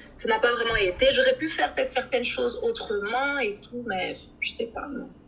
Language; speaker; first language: French; native; French